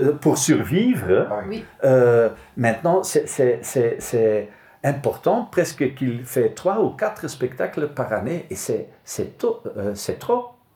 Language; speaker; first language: French; non-native, local second language; Dutch